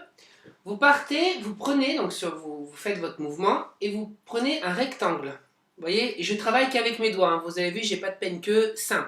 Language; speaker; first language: French; native; French